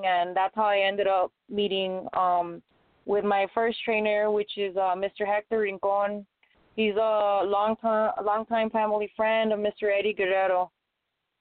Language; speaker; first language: English; native; English